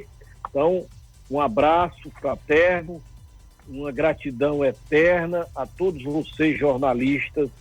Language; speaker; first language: Portuguese; native; Portuguese